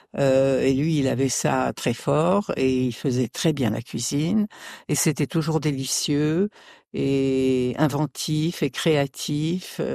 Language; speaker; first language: French; early bilingual, other home language; Arabic